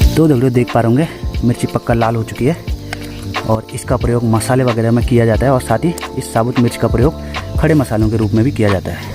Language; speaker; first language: Hindi; non-native, local second language; Garhwali